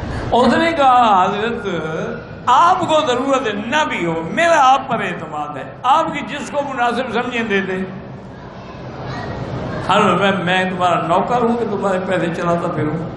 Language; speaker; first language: Urdu; native; Urdu